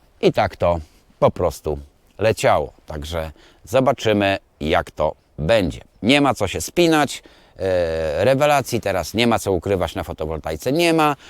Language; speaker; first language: Polish; native; Polish